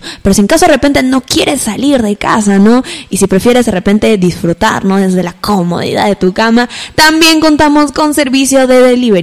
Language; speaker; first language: Spanish; native; Spanish